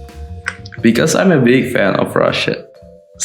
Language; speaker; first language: English; non-native, learner; Indonesian